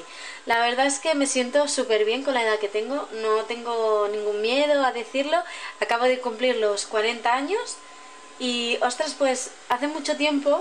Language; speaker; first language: Spanish; native; Spanish